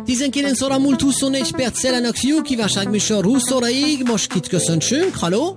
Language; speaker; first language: Hungarian; native; Hungarian